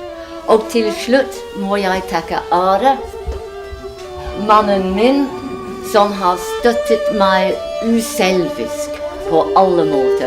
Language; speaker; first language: Norwegian; non-native, fluent; English